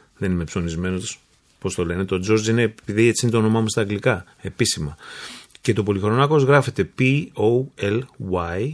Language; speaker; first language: Greek; early bilingual, heritage; Greek